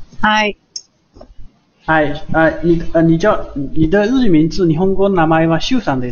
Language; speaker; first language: Japanese; non-native, fluent; Chinese